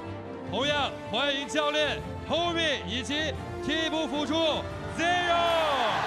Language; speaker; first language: Chinese; native; Chinese